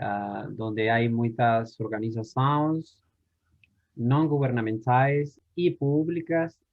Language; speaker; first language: Portuguese; non-native, learner; Spanish